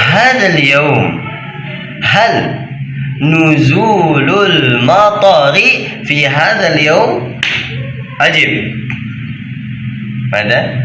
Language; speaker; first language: Arabic; non-native, fluent; Indonesian